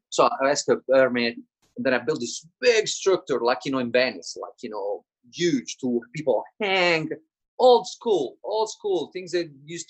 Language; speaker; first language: English; non-native, fluent; Italian